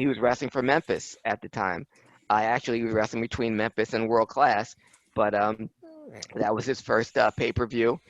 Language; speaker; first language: English; native; English